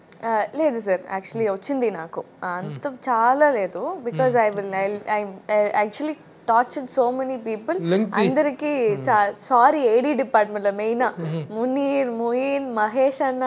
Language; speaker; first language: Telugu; non-native, learner; Tamil